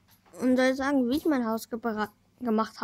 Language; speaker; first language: German; early bilingual, other home language; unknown